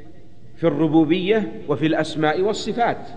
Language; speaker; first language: Arabic; native; Arabic